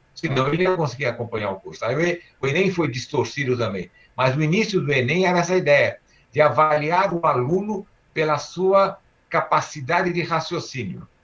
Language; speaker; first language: Portuguese; early bilingual, other home language; Armenian